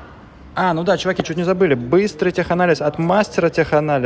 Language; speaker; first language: Russian; native; Russian